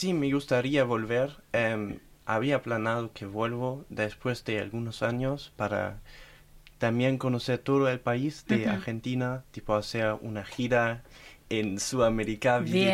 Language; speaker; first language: Spanish; non-native, fluent; German